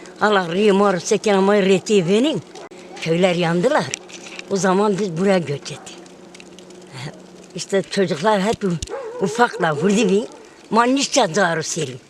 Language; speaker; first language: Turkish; non-native, local second language; Zaza